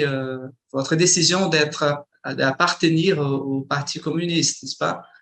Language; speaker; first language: French; non-native, fluent; Portuguese